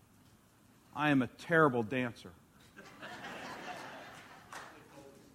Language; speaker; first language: English; native; English